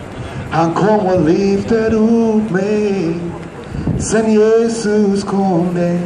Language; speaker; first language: Swedish; non-native, fluent; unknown